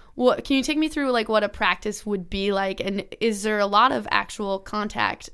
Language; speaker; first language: English; native; English